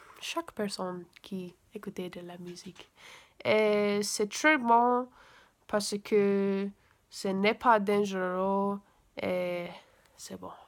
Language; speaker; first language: French; non-native, learner; English